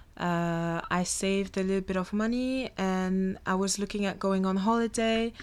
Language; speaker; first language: English; non-native, fluent; French